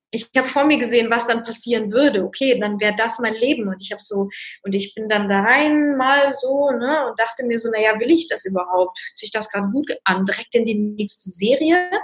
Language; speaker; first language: German; early bilingual, other home language; Russian